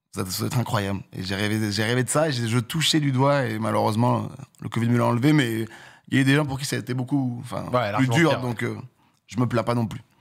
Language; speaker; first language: French; native; French